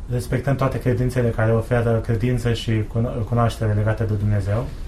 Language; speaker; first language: Romanian; native; Romanian